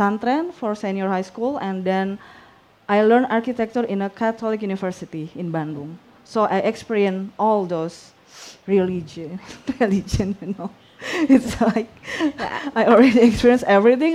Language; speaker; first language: English; non-native, fluent; Indonesian